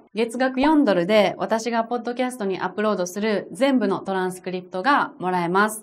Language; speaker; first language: Japanese; native; Japanese